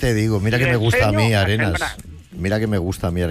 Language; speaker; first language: Spanish; native; Spanish